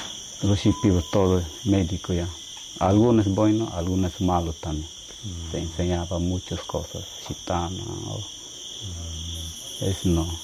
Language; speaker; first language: Spanish; non-native, local second language; Shipibo-Conibo